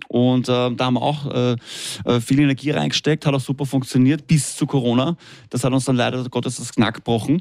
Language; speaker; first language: German; native; German